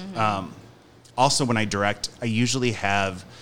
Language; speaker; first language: English; native; English